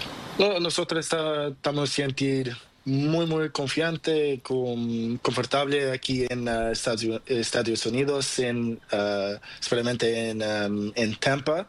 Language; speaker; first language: Spanish; non-native, learner; Portuguese